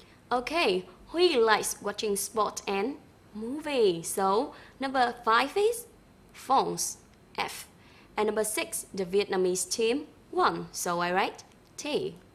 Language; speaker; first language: English; non-native, fluent; Vietnamese